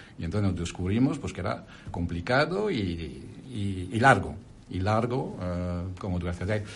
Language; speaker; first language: Spanish; non-native, fluent; French